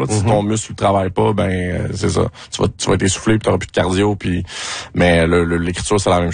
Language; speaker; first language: French; native; French